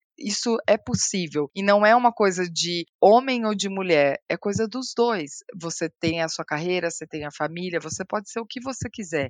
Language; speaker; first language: Portuguese; native; Portuguese